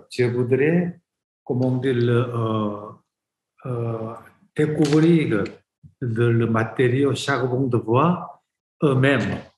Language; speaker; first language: French; non-native, fluent; Korean